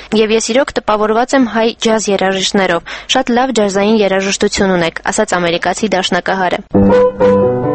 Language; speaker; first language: Armenian; native; Armenian